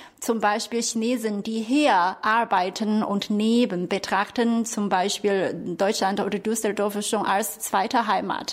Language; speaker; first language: German; non-native, fluent; Chinese